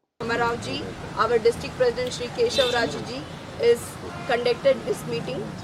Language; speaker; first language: English; non-native, local second language; Telugu